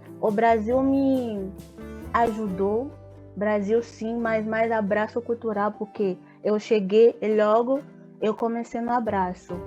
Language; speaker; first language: Portuguese; non-native, fluent; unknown